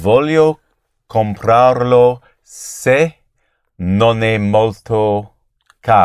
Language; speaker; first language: Italian; non-native, learner; English